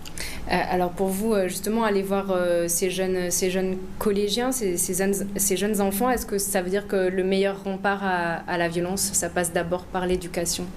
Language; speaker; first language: French; native; French